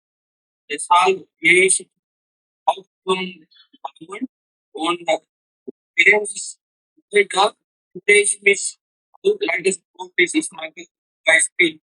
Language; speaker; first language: German; non-native, learner; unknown